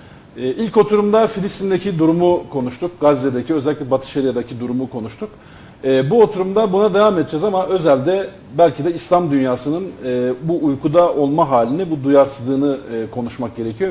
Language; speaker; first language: Turkish; native; Turkish